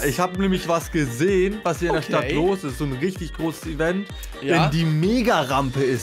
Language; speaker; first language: German; native; German